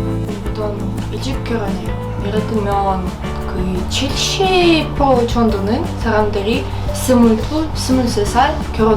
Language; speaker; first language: Korean; non-native, learner; Russian